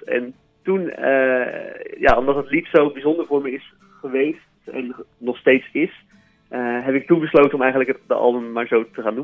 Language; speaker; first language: Dutch; native; Dutch